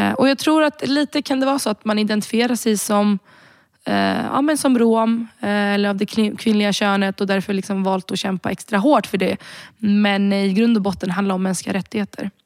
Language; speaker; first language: Swedish; early bilingual, other home language; Romany